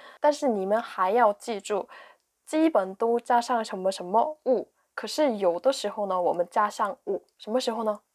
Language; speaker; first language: Chinese; non-native, fluent; Korean